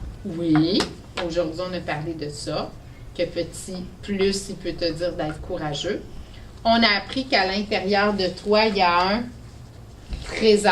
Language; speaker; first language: French; native; French